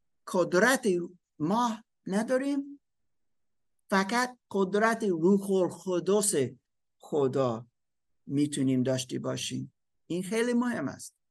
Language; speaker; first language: Persian; non-native, learner; German